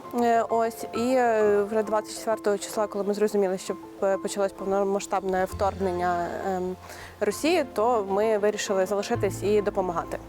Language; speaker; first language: Ukrainian; native; Ukrainian